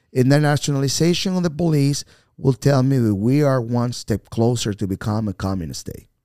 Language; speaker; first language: English; non-native, fluent; Spanish